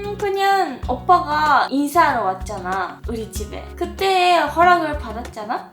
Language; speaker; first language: Korean; non-native, fluent; Japanese